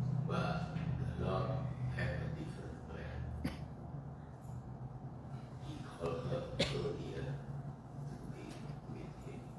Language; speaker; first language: English; non-native, fluent; Indonesian